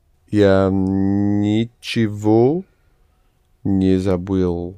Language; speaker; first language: Russian; non-native, learner; English